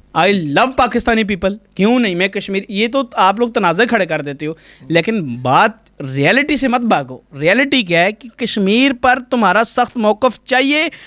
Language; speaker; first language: Urdu; non-native, local second language; Punjabi